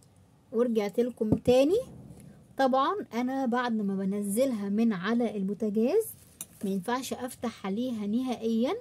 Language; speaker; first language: Arabic; native; Arabic